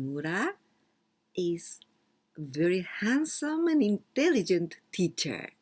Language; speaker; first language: English; non-native, fluent; Japanese